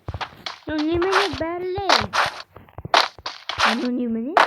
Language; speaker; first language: Russian; non-native, local second language; Kazakh